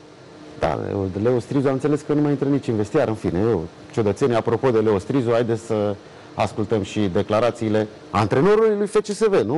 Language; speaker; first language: Romanian; native; Romanian